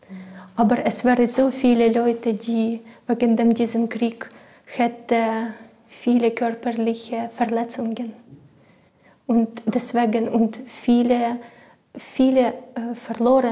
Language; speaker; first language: German; non-native, learner; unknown